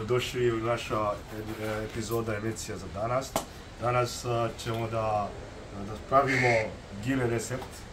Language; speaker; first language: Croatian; non-native, learner; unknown